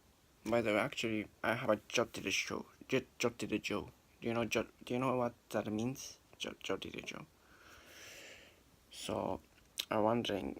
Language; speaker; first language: English; non-native, learner; Japanese